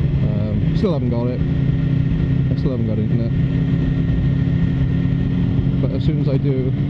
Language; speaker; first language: English; native; English